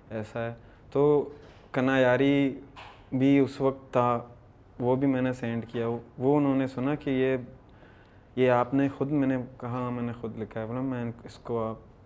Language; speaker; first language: Urdu; non-native, local second language; Baluchi